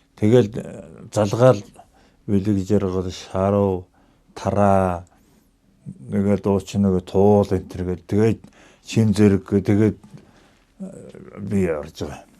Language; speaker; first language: Mongolian; native; Mongolian